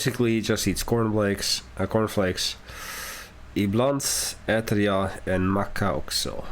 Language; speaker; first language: Swedish; non-native, learner; English